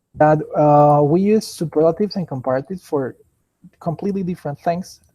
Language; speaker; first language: English; non-native, fluent; Spanish